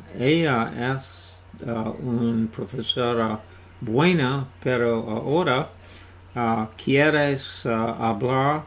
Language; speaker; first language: Spanish; non-native, learner; English